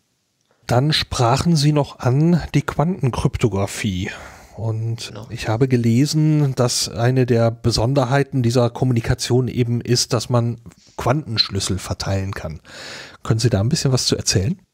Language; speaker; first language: German; native; German